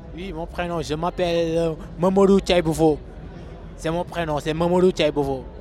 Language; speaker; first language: French; non-native, local second language; Wolof